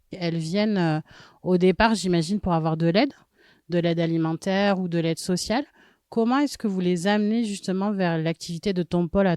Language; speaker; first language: French; native; French